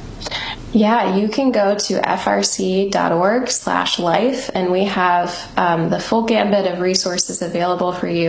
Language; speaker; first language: English; native; English